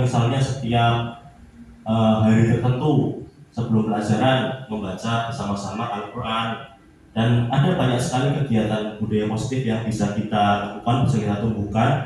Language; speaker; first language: Indonesian; native; Indonesian